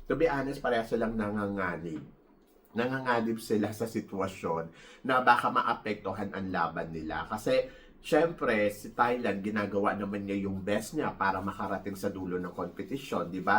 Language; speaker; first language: Filipino; native; Filipino